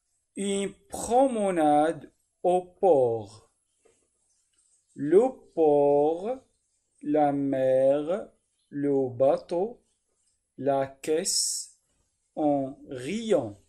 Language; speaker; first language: French; non-native, fluent; Arabic